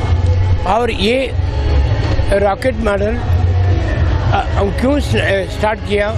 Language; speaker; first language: Hindi; non-native, local second language; Tamil